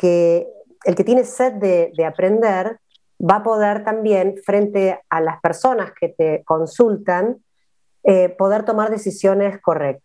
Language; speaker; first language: Spanish; native; Spanish